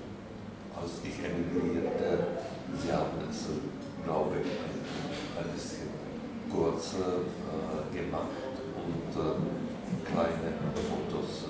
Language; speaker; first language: German; non-native, learner; Czech